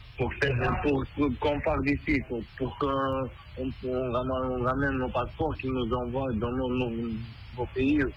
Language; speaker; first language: French; non-native, fluent; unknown